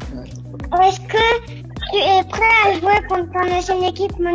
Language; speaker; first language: French; native; French